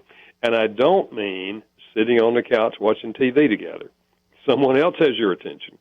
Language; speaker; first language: English; native; English